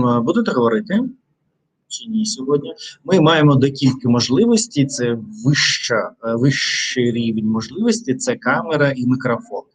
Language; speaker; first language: Ukrainian; non-native, learner; Russian